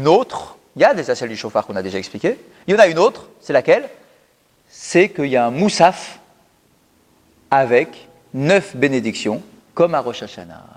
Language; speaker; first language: French; native; French